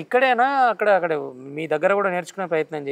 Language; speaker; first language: Telugu; native; Telugu